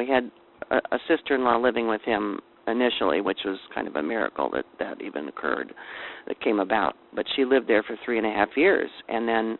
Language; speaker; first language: English; native; English